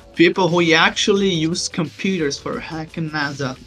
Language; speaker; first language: English; non-native, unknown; Portuguese